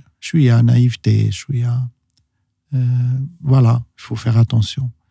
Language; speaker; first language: French; non-native, local second language; Arabic